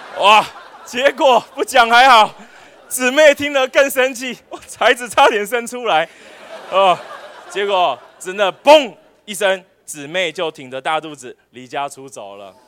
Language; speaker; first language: Chinese; native; Chinese